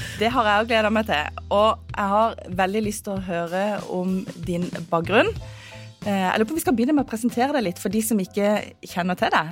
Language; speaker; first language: Norwegian; native; Norwegian